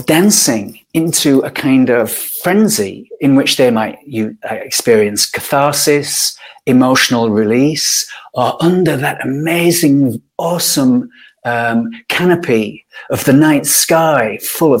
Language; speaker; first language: English; native; English